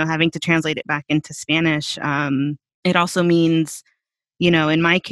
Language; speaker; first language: English; early bilingual, other home language; Spanish